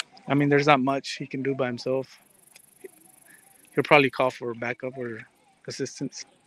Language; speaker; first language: English; early bilingual, other home language; Spanish